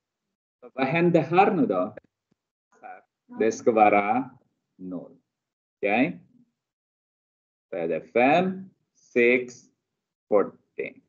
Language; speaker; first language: Swedish; non-native, fluent; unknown